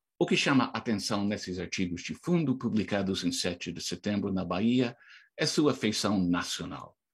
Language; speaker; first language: Portuguese; non-native, fluent; English